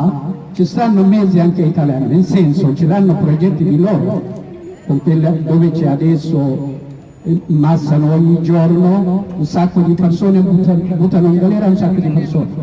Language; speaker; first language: Italian; non-native, learner; Oromo